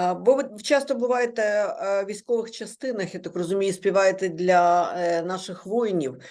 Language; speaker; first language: Ukrainian; non-native, local second language; Russian